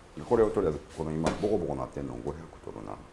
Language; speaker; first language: Japanese; native; Japanese